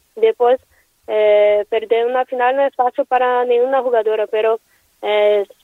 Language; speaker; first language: Spanish; non-native, learner; Portuguese